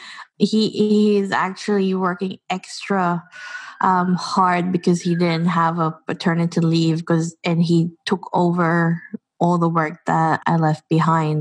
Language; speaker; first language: English; non-native, local second language; Filipino